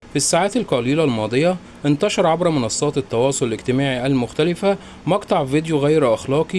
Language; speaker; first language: Arabic; native; Arabic